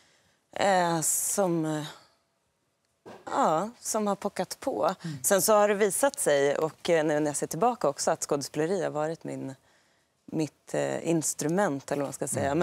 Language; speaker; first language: Swedish; native; Swedish